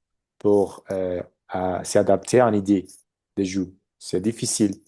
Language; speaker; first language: French; non-native, learner; Spanish